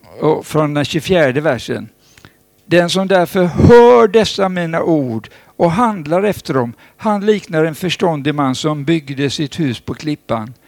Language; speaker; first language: Swedish; native; Swedish